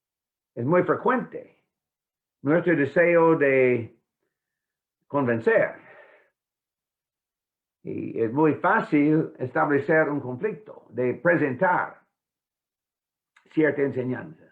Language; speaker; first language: Spanish; non-native, fluent; English